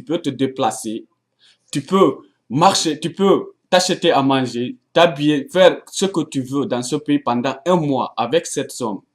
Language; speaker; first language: French; non-native, local second language; Arabic